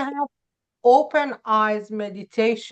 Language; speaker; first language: English; non-native, fluent; Persian